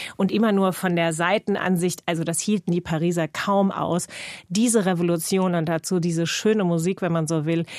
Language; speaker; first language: German; non-native, fluent; English